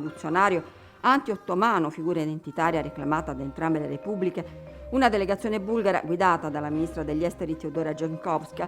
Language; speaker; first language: Italian; native; Italian